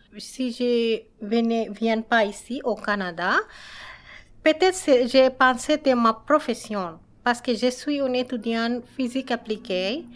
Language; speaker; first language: French; non-native, learner; Bangla